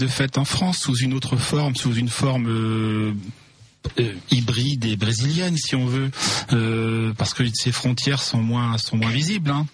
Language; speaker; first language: French; native; French